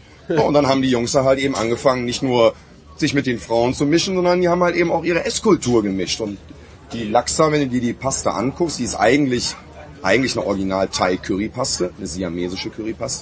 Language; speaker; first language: German; native; German